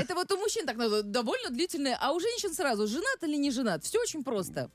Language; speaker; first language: Russian; native; Russian